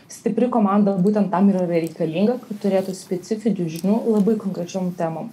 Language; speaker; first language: Lithuanian; non-native, local second language; Polish